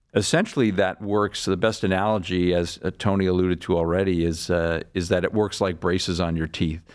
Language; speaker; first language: English; native; English